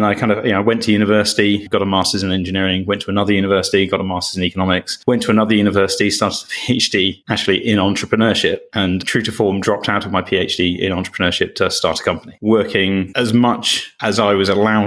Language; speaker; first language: English; native; English